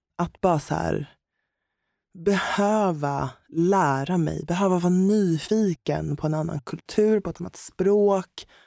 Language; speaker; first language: Swedish; native; Swedish